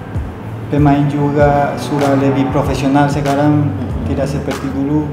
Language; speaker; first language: Indonesian; non-native, fluent; Spanish